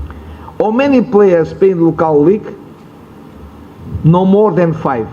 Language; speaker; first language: English; non-native, learner; Portuguese